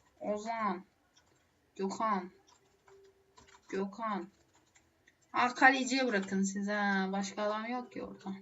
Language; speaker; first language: Turkish; native; Turkish